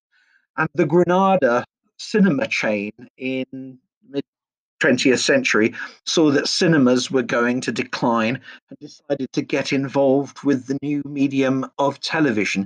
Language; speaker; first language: English; native; English